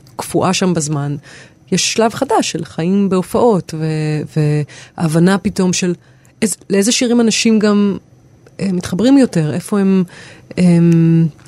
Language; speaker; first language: Hebrew; native; Hebrew